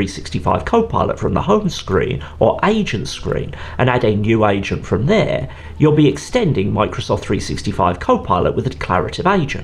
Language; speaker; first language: English; native; English